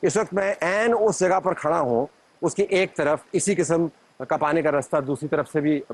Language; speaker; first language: Urdu; native; Urdu